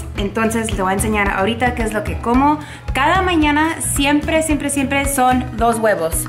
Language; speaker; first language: Spanish; early bilingual, heritage; Spanish